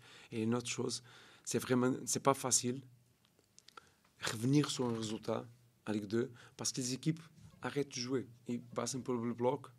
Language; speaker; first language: French; non-native, learner; Portuguese